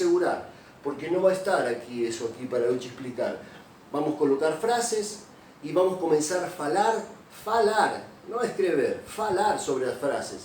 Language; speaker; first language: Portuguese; non-native, fluent; Spanish